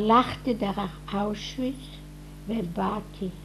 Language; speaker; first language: Hebrew; non-native, fluent; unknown